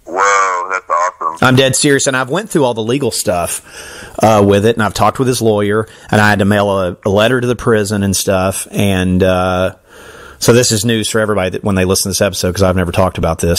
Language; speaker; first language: English; native; English